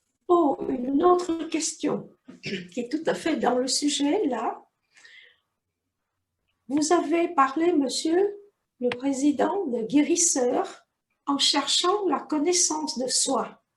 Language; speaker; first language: French; native; French